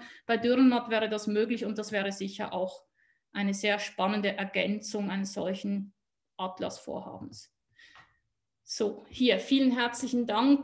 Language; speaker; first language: German; native; German